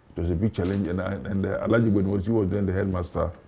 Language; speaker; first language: English; non-native, local second language; Hausa